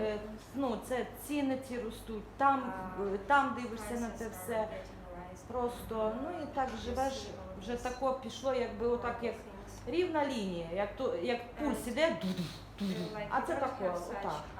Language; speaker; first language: Ukrainian; native; Ukrainian